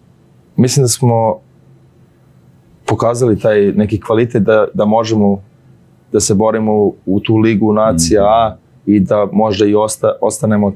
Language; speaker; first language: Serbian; early bilingual, heritage; Serbian